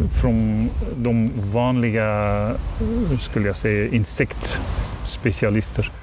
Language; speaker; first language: Swedish; non-native, learner; Dutch